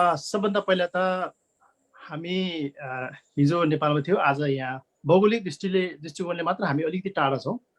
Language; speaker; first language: Nepali; non-native, local second language; Sherpa